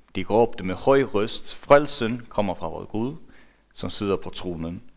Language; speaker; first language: Danish; non-native, local second language; Faroese